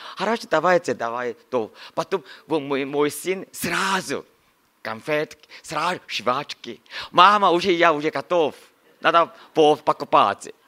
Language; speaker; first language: Russian; non-native, learner; Korean